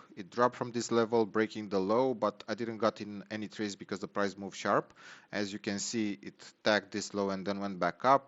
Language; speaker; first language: English; non-native, fluent; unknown